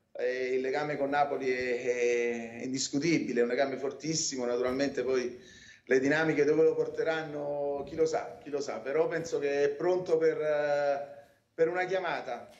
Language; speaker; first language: Italian; native; Italian